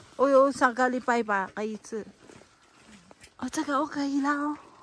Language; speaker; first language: Chinese; non-native, local second language; Filipino